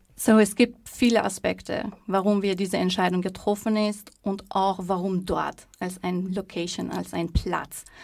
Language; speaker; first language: German; non-native, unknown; Persian